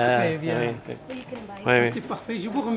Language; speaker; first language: French; non-native, local second language; Luxembourgish